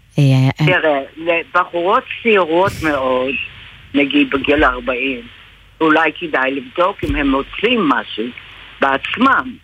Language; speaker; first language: Hebrew; non-native, fluent; English